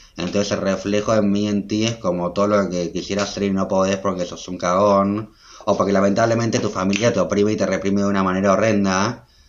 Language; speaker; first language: Spanish; native; Spanish